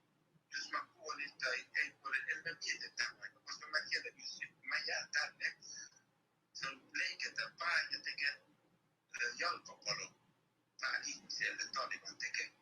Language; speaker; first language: Finnish; non-native, learner; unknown